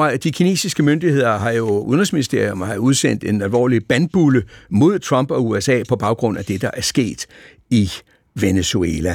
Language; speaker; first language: Danish; native; Danish